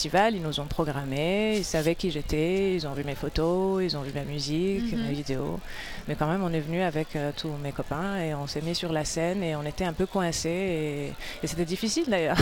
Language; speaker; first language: French; non-native, local second language; Arabic